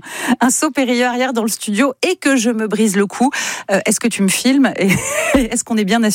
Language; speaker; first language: French; native; French